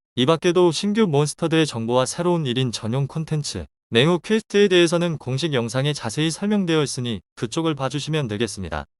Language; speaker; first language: Korean; native; Korean